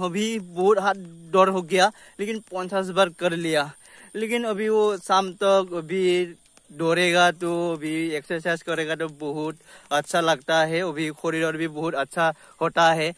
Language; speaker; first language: Hindi; non-native, local second language; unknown